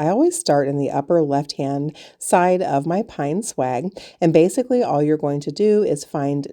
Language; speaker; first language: English; native; English